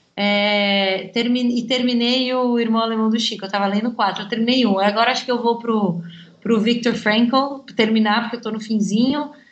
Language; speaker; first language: Portuguese; native; Portuguese